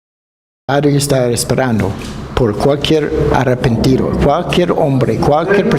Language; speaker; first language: Spanish; non-native, fluent; Dutch